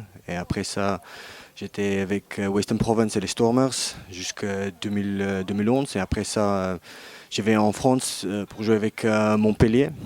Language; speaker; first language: French; non-native, learner; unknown